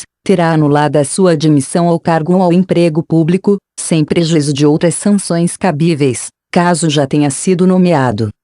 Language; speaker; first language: Portuguese; native; Portuguese